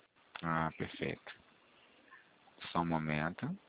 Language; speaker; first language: Portuguese; native; Portuguese